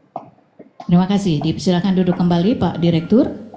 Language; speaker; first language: Indonesian; native; Indonesian